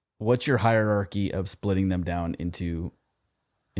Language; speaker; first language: English; native; English